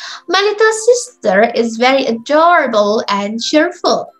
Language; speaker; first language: English; non-native, fluent; Indonesian